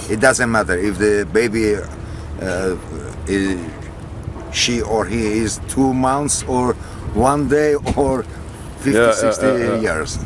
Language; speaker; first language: English; non-native, learner; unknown